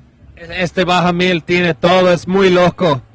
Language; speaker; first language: Spanish; non-native, learner; English